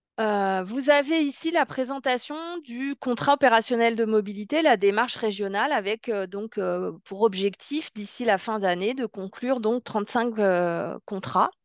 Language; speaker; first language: French; native; French